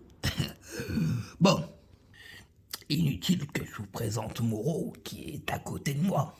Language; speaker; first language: French; native; French